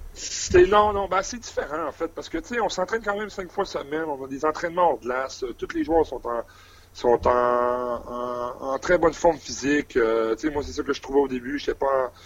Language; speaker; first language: French; native; French